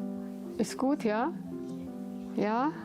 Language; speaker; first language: German; non-native, fluent; Lithuanian